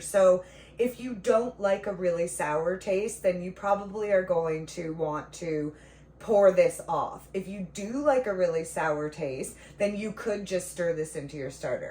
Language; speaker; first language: English; native; English